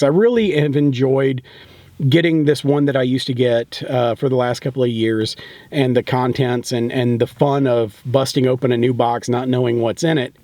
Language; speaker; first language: English; native; English